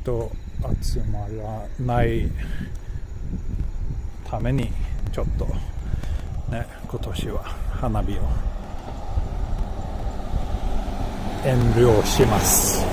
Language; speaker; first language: Japanese; non-native, learner; Swedish